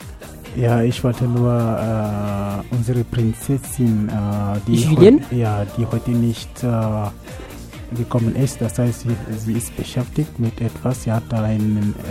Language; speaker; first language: German; non-native, fluent; French